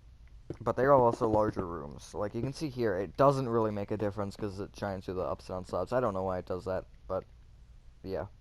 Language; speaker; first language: English; native; English